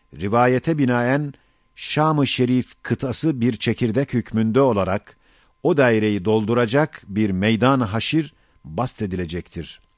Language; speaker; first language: Turkish; native; Turkish